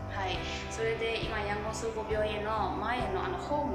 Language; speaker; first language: Japanese; non-native, fluent; Burmese